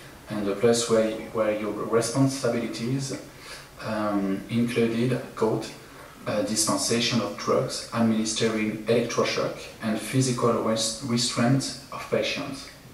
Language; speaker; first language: English; non-native, fluent; French